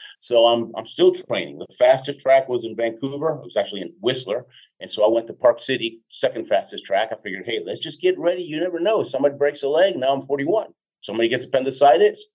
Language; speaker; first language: English; early bilingual, other home language; Spanish